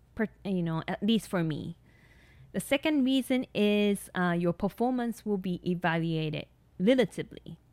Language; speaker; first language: English; non-native, fluent; Japanese